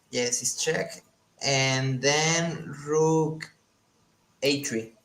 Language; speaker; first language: English; non-native, learner; Spanish